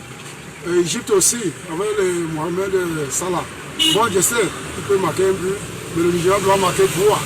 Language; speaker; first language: French; non-native, fluent; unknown